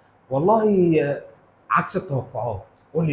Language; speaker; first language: Arabic; native; Arabic